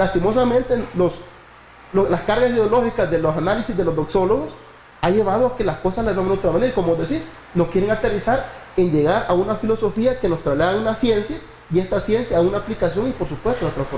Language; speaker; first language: Spanish; native; Spanish